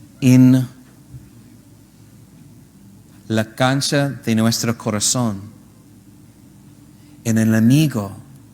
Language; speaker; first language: Spanish; non-native, learner; English